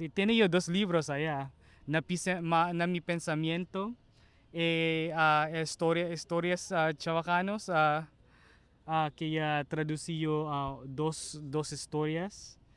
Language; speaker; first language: Spanish; non-native, learner; Chavacano